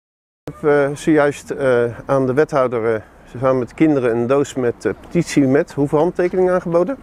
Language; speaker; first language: Dutch; native; Dutch